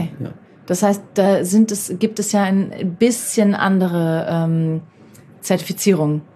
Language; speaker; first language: German; native; German